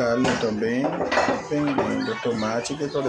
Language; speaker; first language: Portuguese; non-native, learner; Haitian Creole